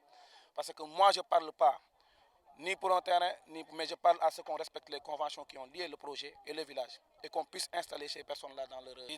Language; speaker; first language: French; non-native, local second language; Wolof